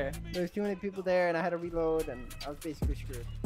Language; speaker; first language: English; native; English